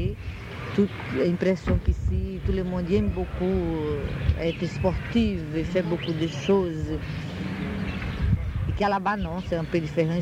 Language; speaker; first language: French; non-native, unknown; Portuguese